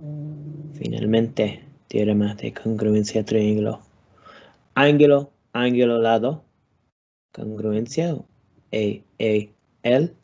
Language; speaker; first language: Spanish; non-native, learner; English